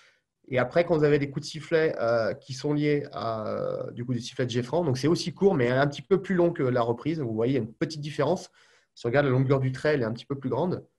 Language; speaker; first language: French; native; French